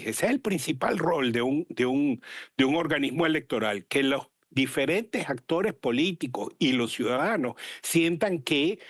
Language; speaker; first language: Spanish; native; Spanish